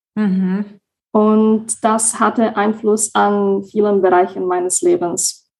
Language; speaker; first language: German; non-native, fluent; Slovak